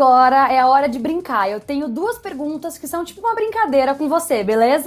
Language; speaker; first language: Portuguese; native; Portuguese